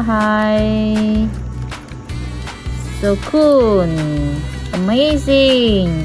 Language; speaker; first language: English; non-native, learner; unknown